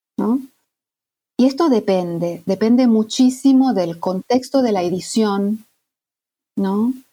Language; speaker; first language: Spanish; non-native, fluent; Italian